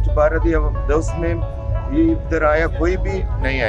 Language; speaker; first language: Hindi; early bilingual, heritage; Hindi